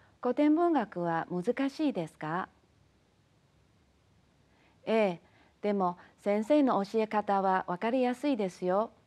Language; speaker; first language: Japanese; non-native, fluent; Chinese